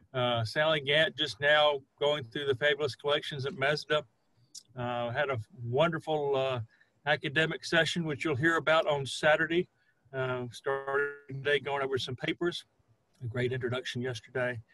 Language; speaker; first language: English; native; English